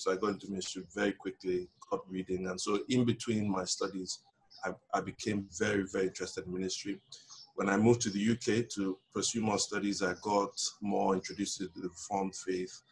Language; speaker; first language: English; non-native, local second language; Yoruba